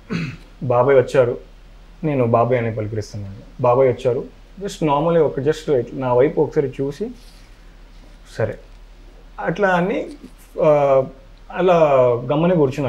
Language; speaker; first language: Telugu; non-native, local second language; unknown